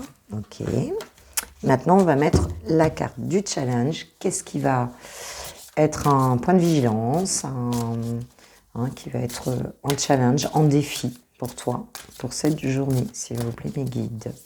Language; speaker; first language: French; native; French